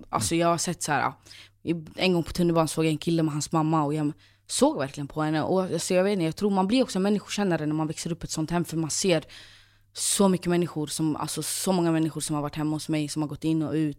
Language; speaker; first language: Swedish; native; Swedish